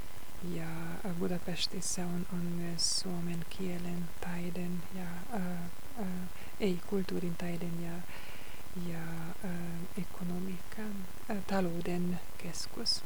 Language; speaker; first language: Finnish; non-native, fluent; Hungarian